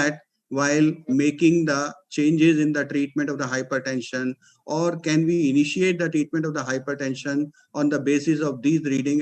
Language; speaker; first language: English; non-native, local second language; Hindi